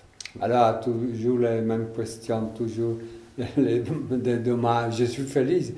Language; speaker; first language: French; non-native, learner; Italian